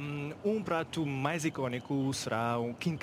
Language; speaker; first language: Portuguese; non-native, fluent; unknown